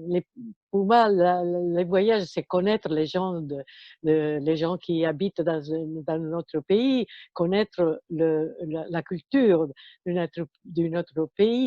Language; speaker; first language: French; non-native, fluent; Italian